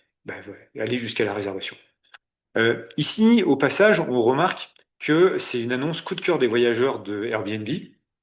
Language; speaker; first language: French; native; French